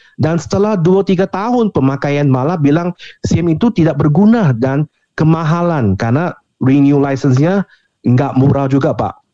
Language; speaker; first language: Indonesian; non-native, fluent; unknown